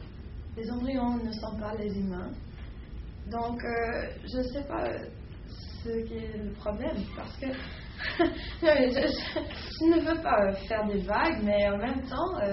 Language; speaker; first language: French; non-native, fluent; English